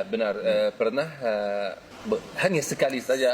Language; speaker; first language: Indonesian; non-native, fluent; Arabic